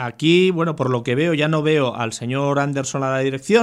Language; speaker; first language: Spanish; native; Spanish